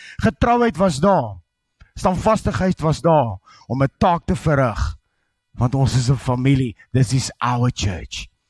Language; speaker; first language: English; non-native, local second language; Afrikaans